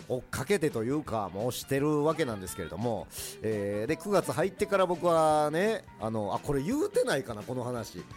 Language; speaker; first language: Japanese; early bilingual, other home language; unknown